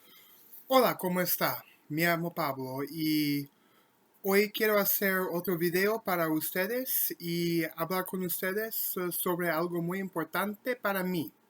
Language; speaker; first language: Spanish; non-native, learner; English